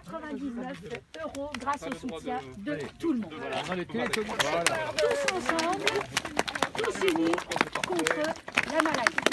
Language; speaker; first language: French; native; French